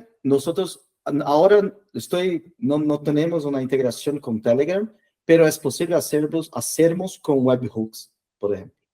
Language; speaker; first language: Spanish; non-native, fluent; Portuguese